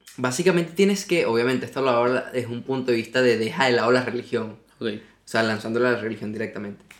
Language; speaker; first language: Spanish; native; Spanish